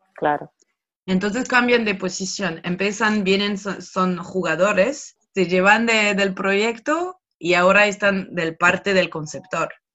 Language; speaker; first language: Spanish; non-native, fluent; French